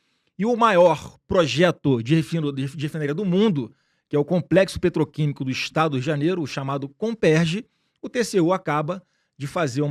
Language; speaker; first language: Portuguese; native; Portuguese